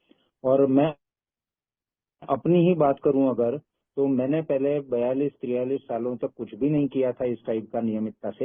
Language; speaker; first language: Hindi; native; Hindi